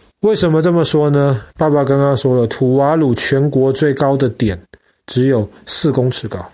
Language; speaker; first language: Chinese; native; Chinese